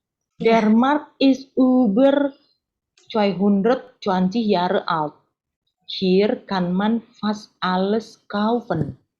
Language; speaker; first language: German; non-native, fluent; Indonesian